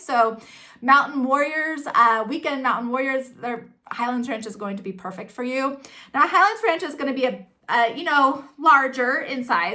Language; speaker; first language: English; native; English